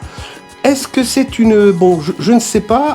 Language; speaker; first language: French; native; French